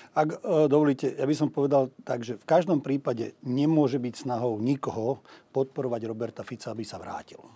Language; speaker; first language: Slovak; non-native, local second language; Hungarian